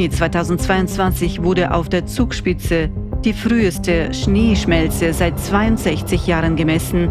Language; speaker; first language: German; native; German